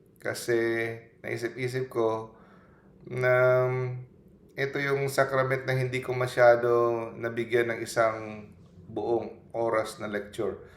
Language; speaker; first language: Filipino; non-native, local second language; Cebuano